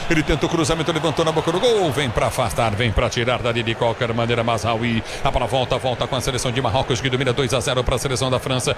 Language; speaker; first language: Portuguese; native; Portuguese